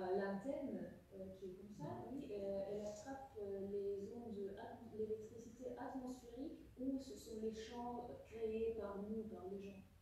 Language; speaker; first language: French; non-native, fluent; Russian